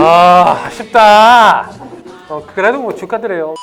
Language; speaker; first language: Korean; non-native, fluent; English